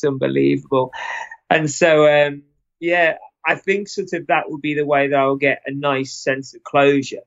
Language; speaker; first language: English; native; English